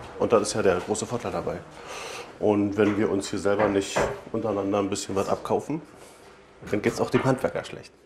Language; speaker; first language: German; native; German